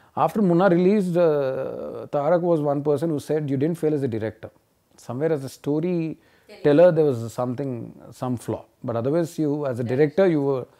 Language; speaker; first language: English; non-native, local second language; Telugu